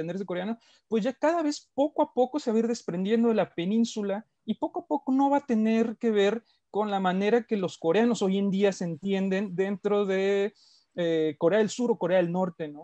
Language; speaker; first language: Spanish; native; Spanish